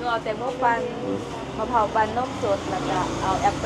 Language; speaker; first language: Korean; non-native, learner; Thai